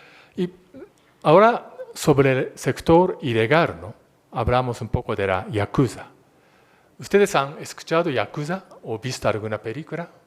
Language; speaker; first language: Spanish; non-native, fluent; Japanese